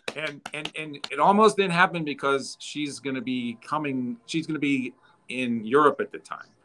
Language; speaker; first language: English; native; English